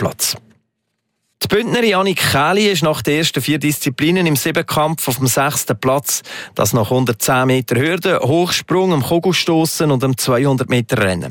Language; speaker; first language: German; native; German